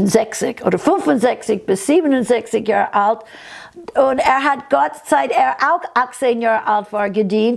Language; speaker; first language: German; non-native, fluent; English